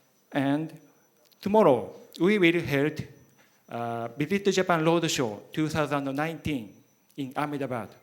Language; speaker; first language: English; non-native, learner; Japanese